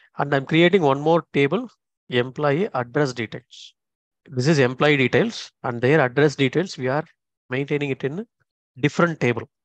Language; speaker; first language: English; non-native, local second language; Tamil